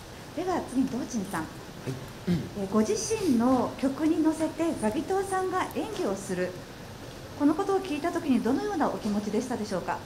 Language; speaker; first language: Japanese; native; Japanese